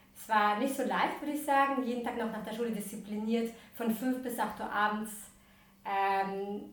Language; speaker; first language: German; early bilingual, other home language; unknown